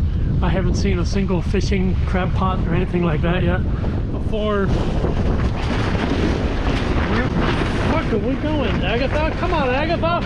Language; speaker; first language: English; native; English